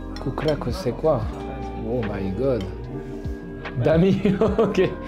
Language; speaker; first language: Nepali; non-native, fluent; French